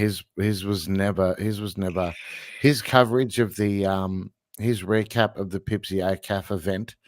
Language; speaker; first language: English; native; English